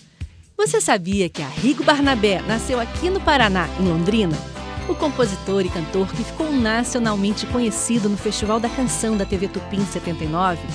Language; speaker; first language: Portuguese; native; Portuguese